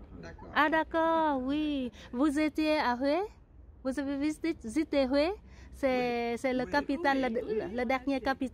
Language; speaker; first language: French; non-native, learner; Vietnamese